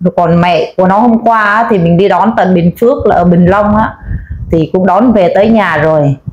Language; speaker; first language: Vietnamese; non-native, local second language; Eastern Cham